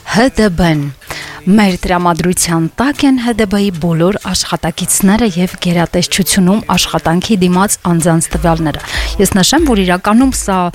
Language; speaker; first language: Armenian; native; Armenian